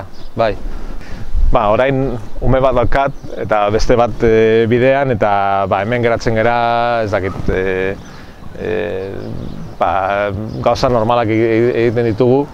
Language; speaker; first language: Basque; non-native, local second language; Spanish